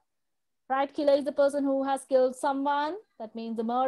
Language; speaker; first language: English; non-native, local second language; Sinhala